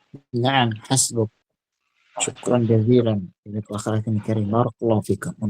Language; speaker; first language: Arabic; non-native, fluent; Indonesian